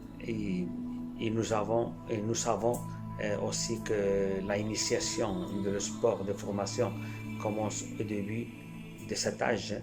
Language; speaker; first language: French; non-native, fluent; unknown